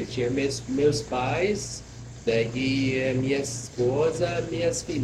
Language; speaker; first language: Portuguese; non-native, fluent; Arabic